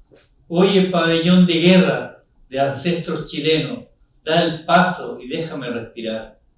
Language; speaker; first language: Spanish; non-native, local second language; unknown